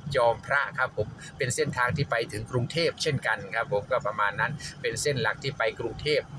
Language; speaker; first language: Thai; non-native, local second language; Khmer